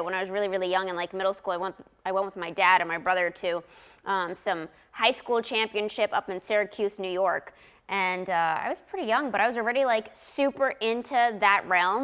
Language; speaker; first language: English; native; English